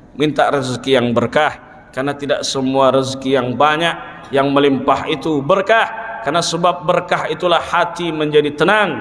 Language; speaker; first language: Malay; non-native, local second language; Banjar